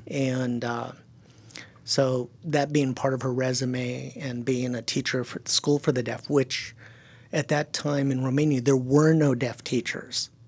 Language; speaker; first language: English; early bilingual, other home language; German